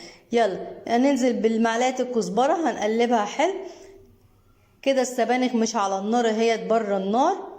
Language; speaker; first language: Arabic; native; Arabic